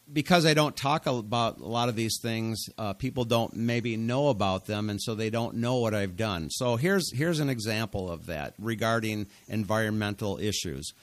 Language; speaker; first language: English; native; English